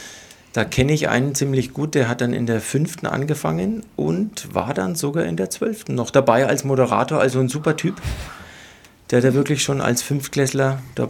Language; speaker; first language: German; native; German